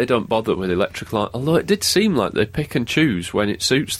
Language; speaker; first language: English; native; English